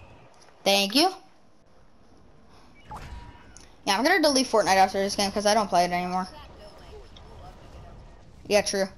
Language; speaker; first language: English; native; English